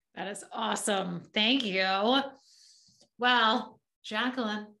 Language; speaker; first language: English; native; English